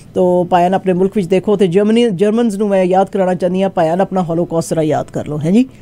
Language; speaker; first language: Urdu; native; Urdu